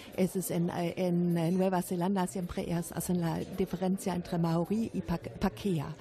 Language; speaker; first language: Spanish; non-native, fluent; German